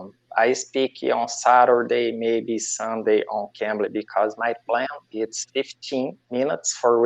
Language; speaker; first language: English; non-native, learner; Portuguese